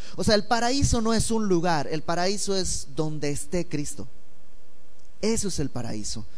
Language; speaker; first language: Spanish; native; Spanish